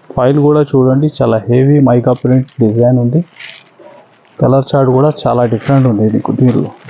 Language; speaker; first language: Telugu; non-native, local second language; Urdu